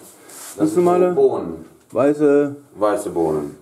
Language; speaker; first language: German; non-native, learner; Hungarian